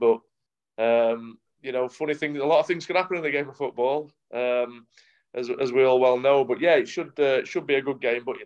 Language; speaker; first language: English; native; English